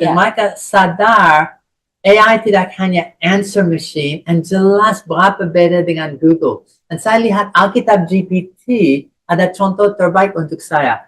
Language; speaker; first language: Indonesian; non-native, fluent; English